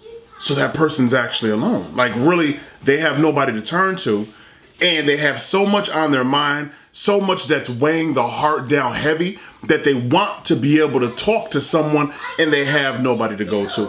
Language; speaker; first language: English; native; English